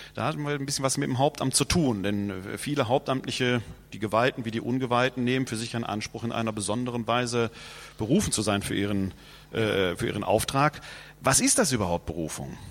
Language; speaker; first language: German; native; German